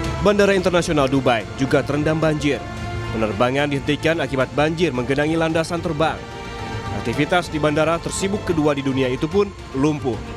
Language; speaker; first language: Indonesian; native; Indonesian